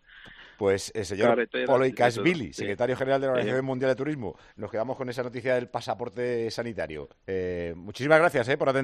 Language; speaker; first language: Spanish; native; Spanish